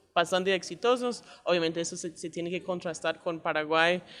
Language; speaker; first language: Spanish; non-native, fluent; English